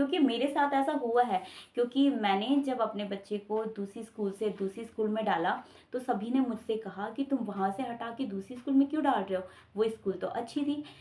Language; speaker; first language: Hindi; native; Hindi